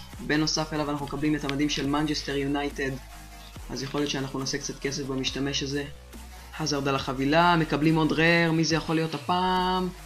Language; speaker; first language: Hebrew; native; Hebrew